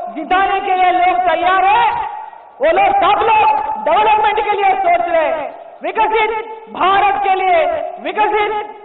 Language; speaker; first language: Hindi; non-native, local second language; Telugu